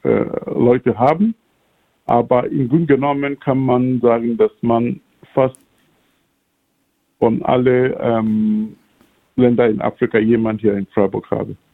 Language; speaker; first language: German; non-native, fluent; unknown